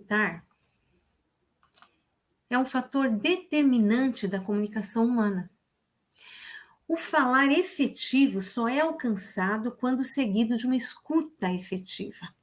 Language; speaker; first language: Portuguese; native; Portuguese